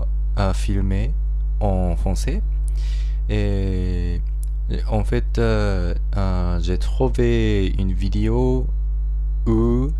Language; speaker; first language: French; non-native, learner; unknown